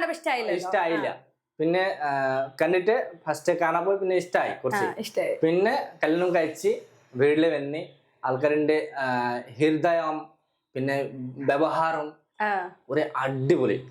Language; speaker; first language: Malayalam; non-native, local second language; Bangla